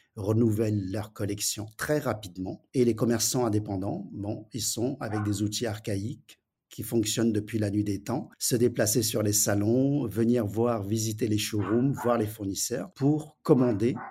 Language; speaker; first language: French; early bilingual, other home language; Wu Chinese